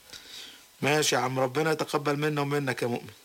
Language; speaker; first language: Arabic; native; Arabic